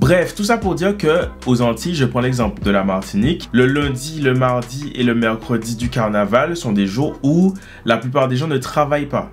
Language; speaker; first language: French; native; French